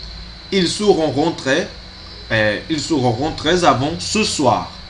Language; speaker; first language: French; non-native, fluent; Portuguese